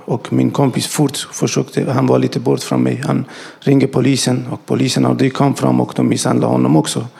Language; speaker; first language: Swedish; non-native, learner; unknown